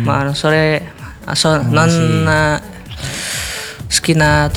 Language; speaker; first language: Japanese; non-native, learner; Indonesian